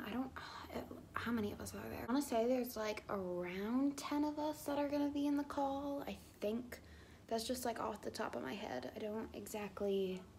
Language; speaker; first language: English; native; English